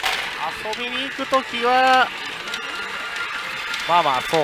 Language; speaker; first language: Japanese; native; Japanese